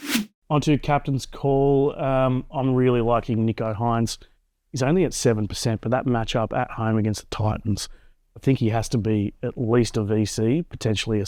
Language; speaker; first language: English; native; English